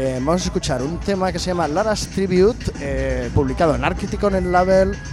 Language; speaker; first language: Spanish; native; Spanish